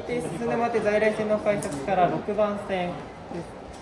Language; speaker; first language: Japanese; native; Japanese